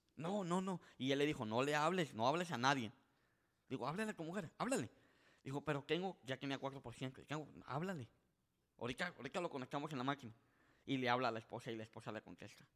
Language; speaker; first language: Spanish; early bilingual, heritage; Spanish